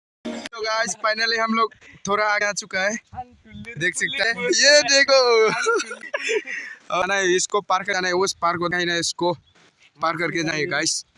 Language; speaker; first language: Hindi; non-native, local second language; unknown